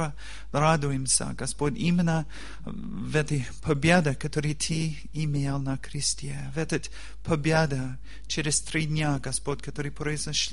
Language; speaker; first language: Russian; non-native, learner; English